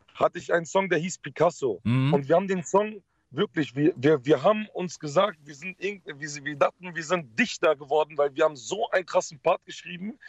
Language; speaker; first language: German; early bilingual, other home language; Dutch